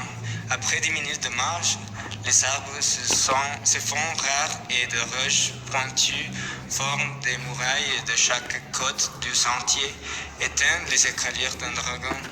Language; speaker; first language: French; non-native, learner; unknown